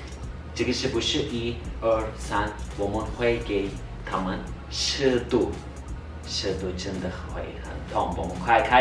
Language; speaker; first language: Chinese; non-native, learner; Turkish